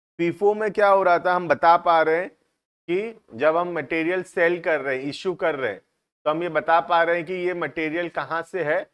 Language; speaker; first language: Hindi; native; Hindi